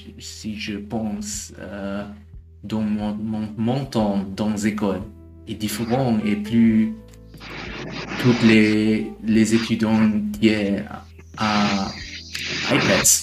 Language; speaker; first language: French; non-native, learner; German